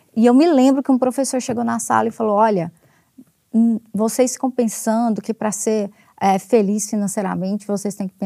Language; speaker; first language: Portuguese; native; Portuguese